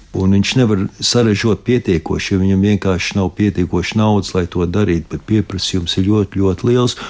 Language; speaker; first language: Latvian; early bilingual, heritage; Latvian